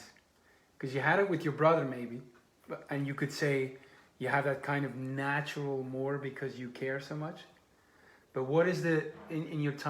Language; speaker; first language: English; non-native, fluent; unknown